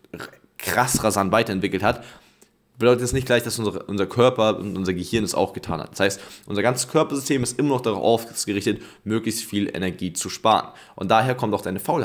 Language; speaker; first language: German; native; German